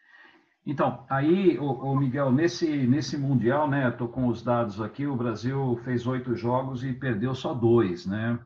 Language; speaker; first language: Portuguese; native; Portuguese